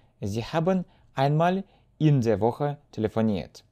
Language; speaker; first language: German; non-native, fluent; Russian